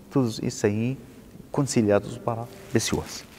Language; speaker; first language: Portuguese; non-native, learner; Arabic